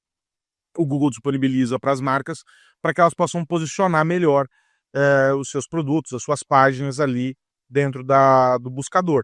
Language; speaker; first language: Portuguese; native; Portuguese